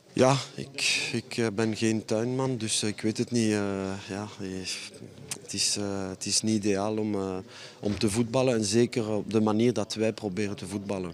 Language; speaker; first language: Dutch; non-native, fluent; French